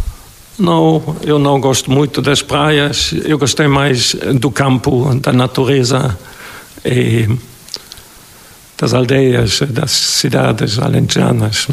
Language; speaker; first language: Portuguese; non-native, fluent; German